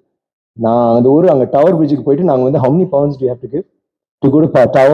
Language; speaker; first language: Tamil; native; Tamil